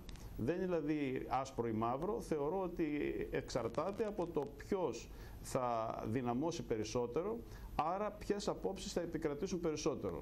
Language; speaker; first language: Greek; native; Greek